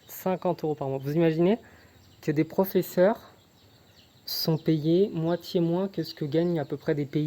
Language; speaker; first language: French; native; French